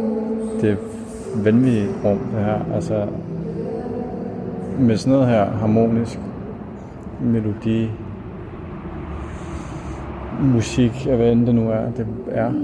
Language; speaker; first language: Danish; native; Danish